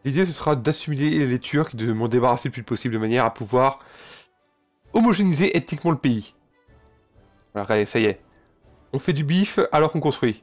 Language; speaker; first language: French; native; French